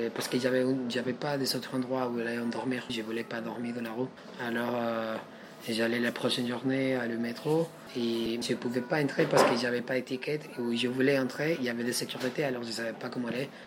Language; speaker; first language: French; non-native, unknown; Spanish